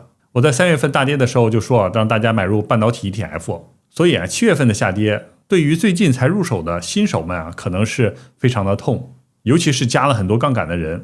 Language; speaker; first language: Chinese; native; Chinese